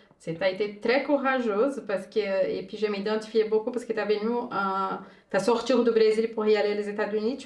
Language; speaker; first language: French; non-native, fluent; Portuguese